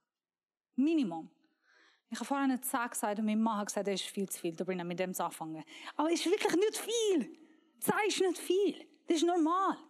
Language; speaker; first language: German; non-native, learner; Persian